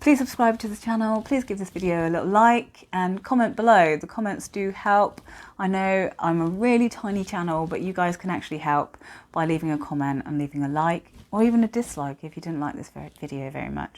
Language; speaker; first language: English; native; English